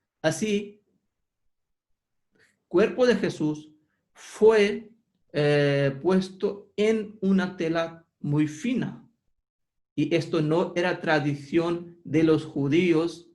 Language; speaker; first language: Spanish; non-native, fluent; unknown